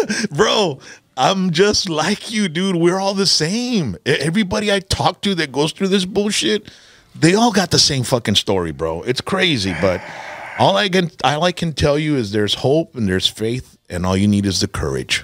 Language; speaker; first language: English; early bilingual, other home language; Spanish